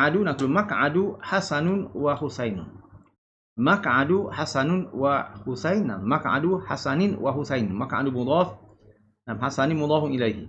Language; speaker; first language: Arabic; non-native, fluent; Malay